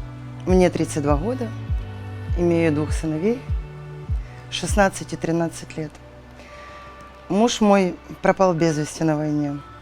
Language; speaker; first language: Russian; native; Russian